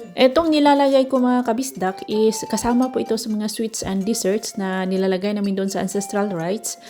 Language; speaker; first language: Filipino; non-native, local second language; Cebuano